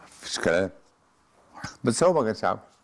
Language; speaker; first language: Arabic; native; Arabic